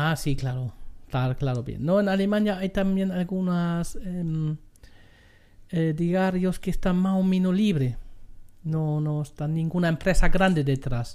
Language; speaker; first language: Spanish; non-native, learner; German